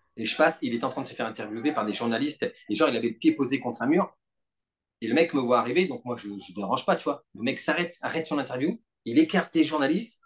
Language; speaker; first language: French; native; French